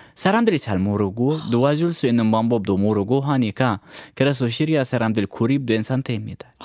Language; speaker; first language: Korean; non-native, fluent; Arabic